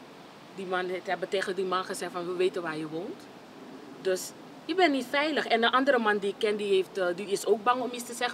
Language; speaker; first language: Dutch; non-native, fluent; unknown